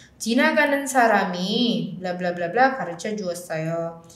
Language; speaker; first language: Korean; non-native, fluent; Indonesian